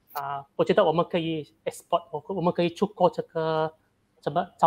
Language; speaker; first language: Chinese; non-native, learner; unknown